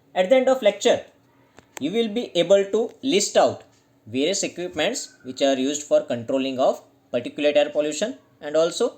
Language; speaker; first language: English; non-native, local second language; Gujarati